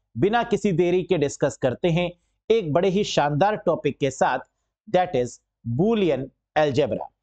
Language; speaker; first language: Hindi; native; Hindi